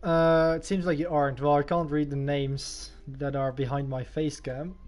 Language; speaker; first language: English; non-native, fluent; Dutch